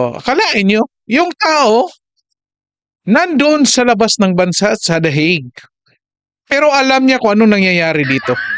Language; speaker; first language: Filipino; non-native, local second language; Cebuano